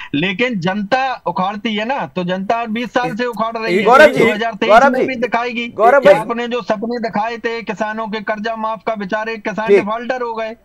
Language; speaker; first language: Hindi; native; Hindi